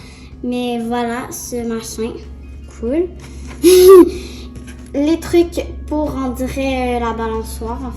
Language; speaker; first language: French; native; French